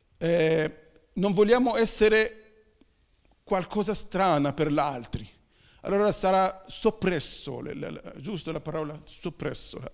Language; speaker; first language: Italian; non-native, fluent; Arabic